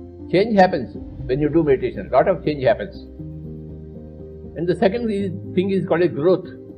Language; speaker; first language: English; non-native, local second language; Telugu